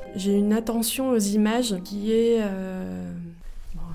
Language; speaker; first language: French; native; French